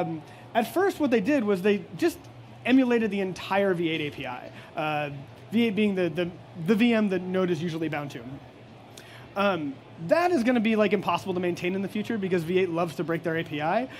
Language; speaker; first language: English; native; English